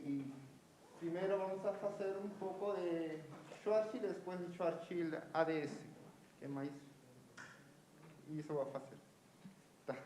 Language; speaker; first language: Portuguese; non-native, learner; Spanish